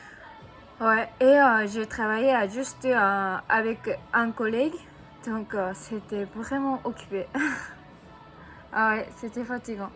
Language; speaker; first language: French; non-native, learner; Japanese